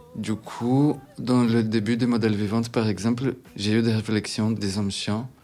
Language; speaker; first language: French; non-native, fluent; Portuguese